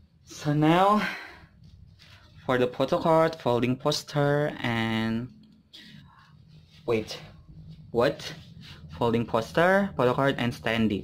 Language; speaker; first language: English; non-native, learner; Indonesian